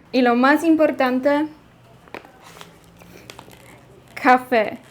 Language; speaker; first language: Spanish; non-native, learner; Polish